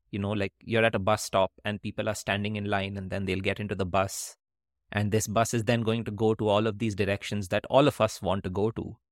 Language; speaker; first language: English; non-native, local second language; Hindi